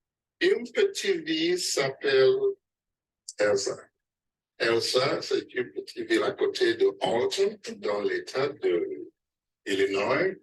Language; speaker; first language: French; non-native, learner; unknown